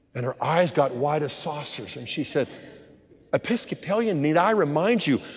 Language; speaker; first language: English; native; English